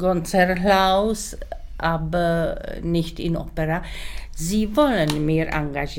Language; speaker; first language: German; non-native, learner; Czech